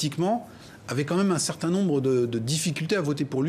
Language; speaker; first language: French; native; French